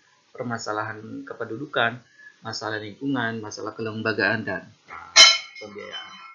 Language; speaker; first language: Indonesian; native; Indonesian